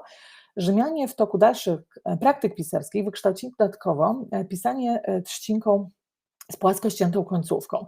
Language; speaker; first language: Polish; native; Polish